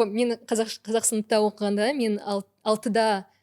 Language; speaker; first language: Kazakh; non-native, local second language; Russian